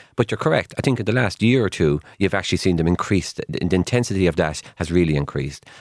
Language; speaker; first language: English; native; English